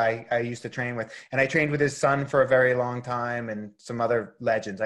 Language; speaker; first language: English; native; English